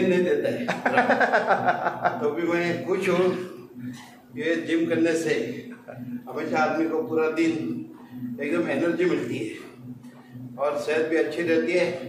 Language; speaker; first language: Hindi; non-native, local second language; Marathi